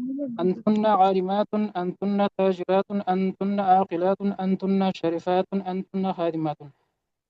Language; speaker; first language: Arabic; non-native, learner; Urdu